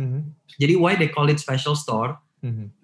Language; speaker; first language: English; non-native, local second language; Indonesian